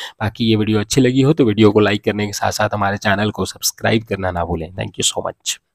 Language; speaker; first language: Hindi; native; Hindi